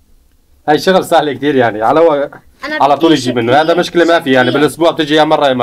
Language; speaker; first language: Arabic; non-native, local second language; Kurdish